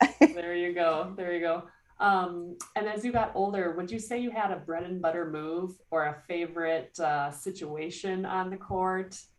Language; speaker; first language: English; native; English